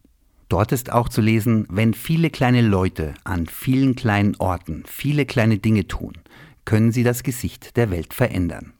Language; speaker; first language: German; native; German